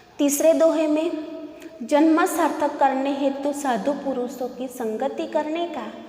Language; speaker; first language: Hindi; non-native, local second language; Gujarati